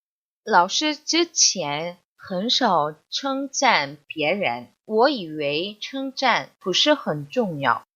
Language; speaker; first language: Chinese; non-native, fluent; Korean